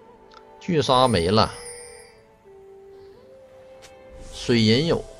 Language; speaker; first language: Chinese; native; Chinese